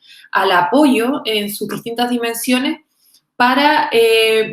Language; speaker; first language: Spanish; native; Spanish